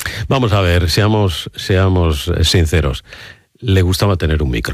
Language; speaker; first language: Spanish; native; Spanish